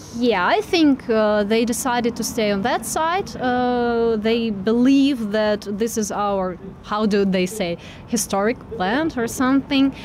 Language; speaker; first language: English; non-native, fluent; Russian